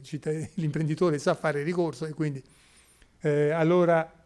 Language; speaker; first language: Italian; native; Italian